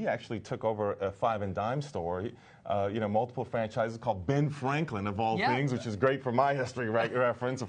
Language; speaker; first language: English; native; English